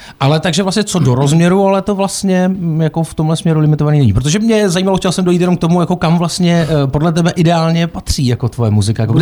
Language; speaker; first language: Czech; native; Czech